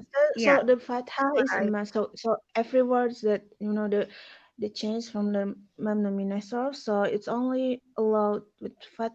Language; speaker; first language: English; non-native, fluent; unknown